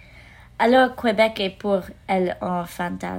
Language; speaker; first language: French; non-native, learner; English